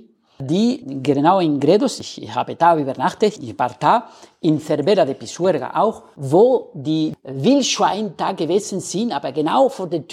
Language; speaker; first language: German; non-native, fluent; Spanish